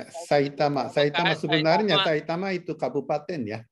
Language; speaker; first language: Indonesian; non-native, fluent; Japanese